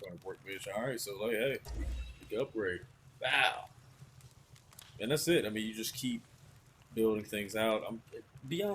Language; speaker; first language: English; native; English